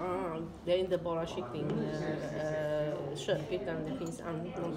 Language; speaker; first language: Swedish; non-native, learner; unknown